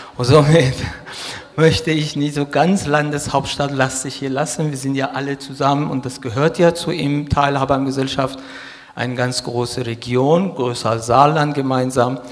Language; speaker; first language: German; non-native, fluent; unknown